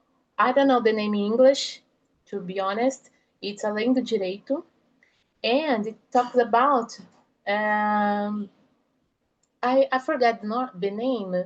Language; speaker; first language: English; non-native, fluent; Portuguese